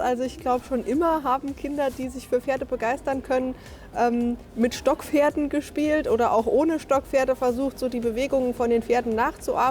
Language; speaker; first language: German; native; German